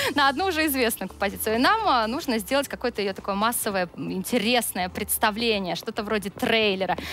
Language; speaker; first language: Russian; native; Russian